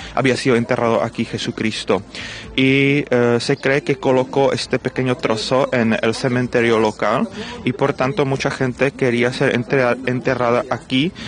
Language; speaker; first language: Spanish; non-native, fluent; Czech